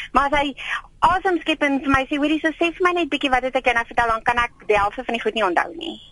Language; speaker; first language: Afrikaans; native; Afrikaans